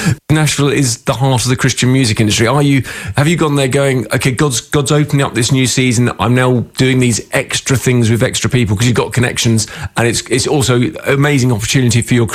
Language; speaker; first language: English; native; English